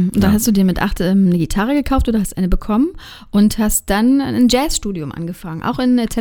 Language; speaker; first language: German; native; German